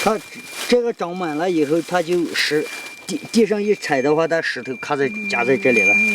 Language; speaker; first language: Chinese; native; Chinese